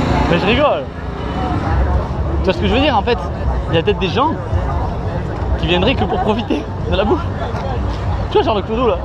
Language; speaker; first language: French; native; French